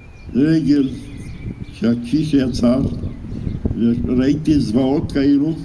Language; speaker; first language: Hebrew; non-native, fluent; Romanian